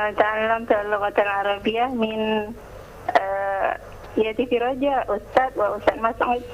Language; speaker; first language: Arabic; non-native, learner; Indonesian